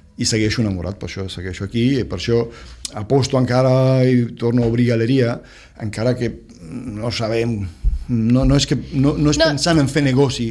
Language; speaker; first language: Catalan; non-native, fluent; Romanian